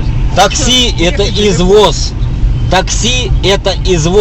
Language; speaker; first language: Russian; native; Russian